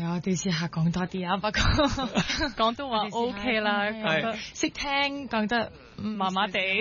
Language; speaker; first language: Cantonese; non-native, local second language; French